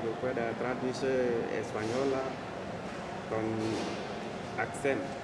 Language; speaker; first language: Spanish; non-native, learner; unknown